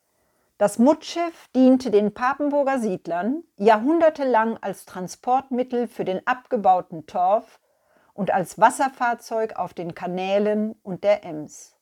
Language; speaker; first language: German; native; German